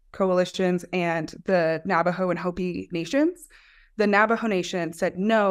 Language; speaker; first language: English; native; English